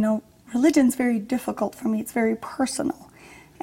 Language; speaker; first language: English; early bilingual, other home language; Polish